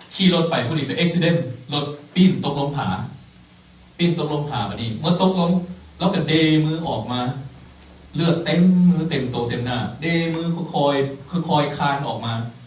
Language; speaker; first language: Thai; non-native, local second language; Lao